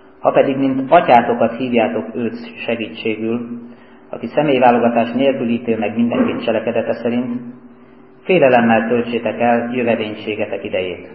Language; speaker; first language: Hungarian; native; Hungarian